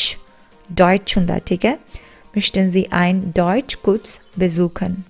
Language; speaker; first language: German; non-native, fluent; Punjabi